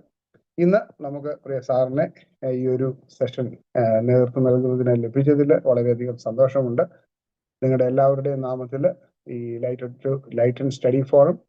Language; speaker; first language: Malayalam; native; Malayalam